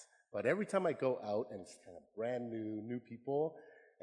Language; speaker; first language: English; native; English